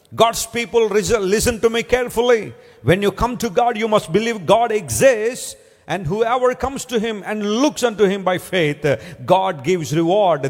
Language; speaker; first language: English; non-native, local second language; Telugu